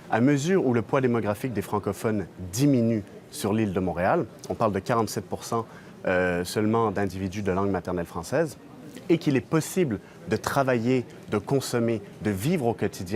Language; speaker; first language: French; native; French